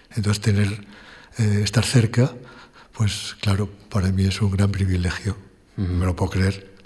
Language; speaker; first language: Spanish; native; Spanish